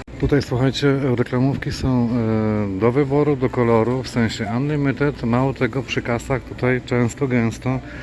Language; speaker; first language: Polish; native; Polish